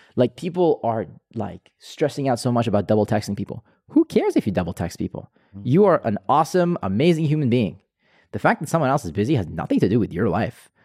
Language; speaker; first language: English; non-native, fluent; Hebrew